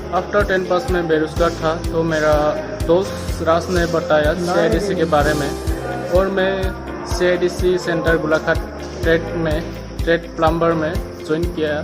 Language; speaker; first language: Hindi; non-native, local second language; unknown